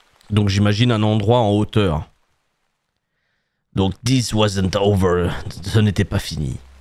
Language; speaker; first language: French; native; French